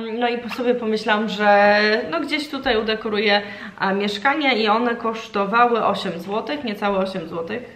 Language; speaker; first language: Polish; early bilingual, heritage; Polish